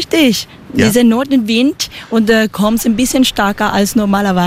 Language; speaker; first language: German; non-native, learner; Spanish